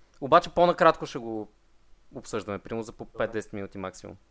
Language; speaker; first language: Bulgarian; native; Bulgarian